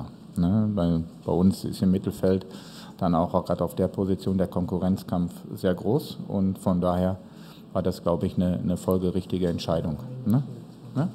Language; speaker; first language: German; native; German